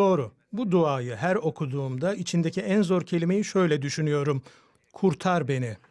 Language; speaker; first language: Turkish; native; Turkish